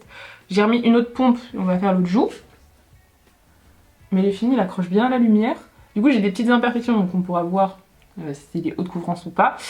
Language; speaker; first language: French; native; French